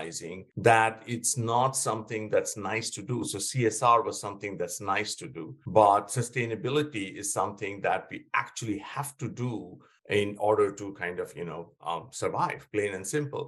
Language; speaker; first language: English; non-native, local second language; Bangla